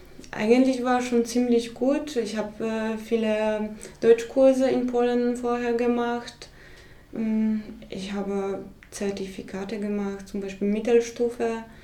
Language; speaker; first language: German; non-native, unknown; Polish